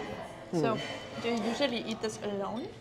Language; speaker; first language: English; non-native, fluent; German